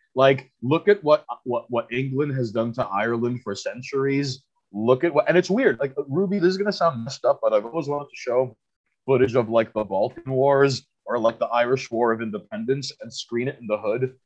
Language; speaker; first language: English; early bilingual, other home language; Spanish